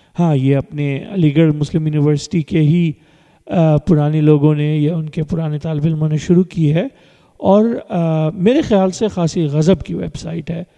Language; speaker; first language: Urdu; early bilingual, heritage; Urdu